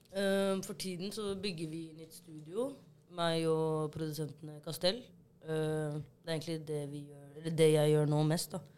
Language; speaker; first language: Norwegian; early bilingual, other home language; Somali